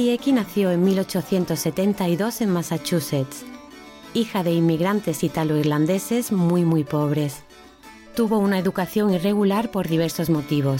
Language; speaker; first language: Spanish; native; Spanish